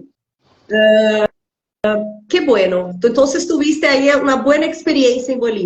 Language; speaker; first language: Spanish; non-native, fluent; Portuguese